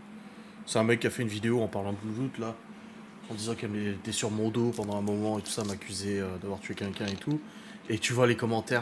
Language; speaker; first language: French; native; French